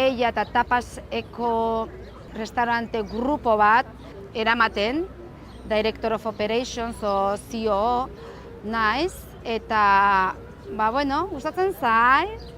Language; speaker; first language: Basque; non-native, local second language; Spanish